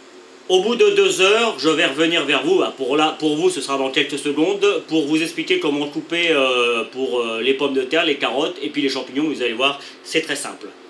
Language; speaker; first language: French; native; French